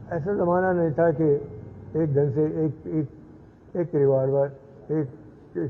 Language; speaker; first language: Urdu; native; Urdu